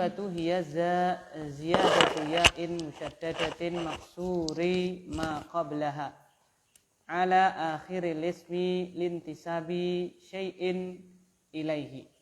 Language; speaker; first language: Arabic; non-native, fluent; Indonesian